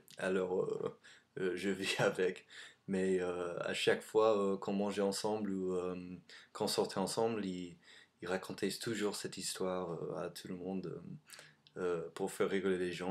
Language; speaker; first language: French; non-native, fluent; English